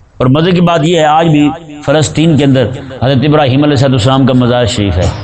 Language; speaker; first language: Urdu; non-native, local second language; Punjabi